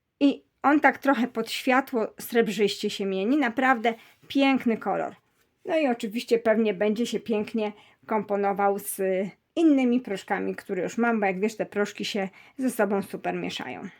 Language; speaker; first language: Polish; native; Polish